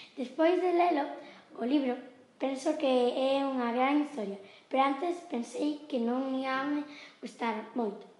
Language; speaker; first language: Galician; non-native, local second language; Spanish